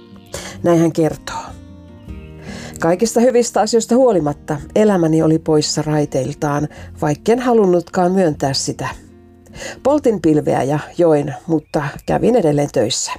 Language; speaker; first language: Finnish; native; Finnish